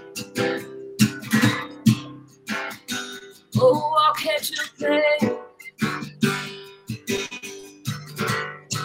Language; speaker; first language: English; native; English